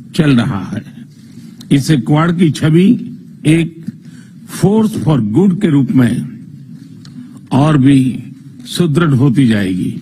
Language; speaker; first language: Hindi; non-native, local second language; Gujarati